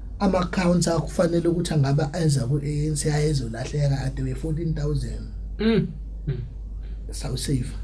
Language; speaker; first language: Zulu; native; Zulu